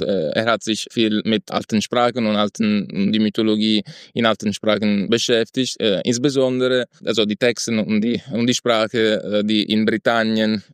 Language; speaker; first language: German; non-native, fluent; Italian